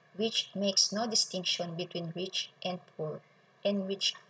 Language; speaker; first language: English; non-native, local second language; Filipino